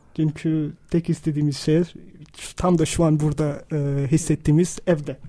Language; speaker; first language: Turkish; non-native, fluent; Urdu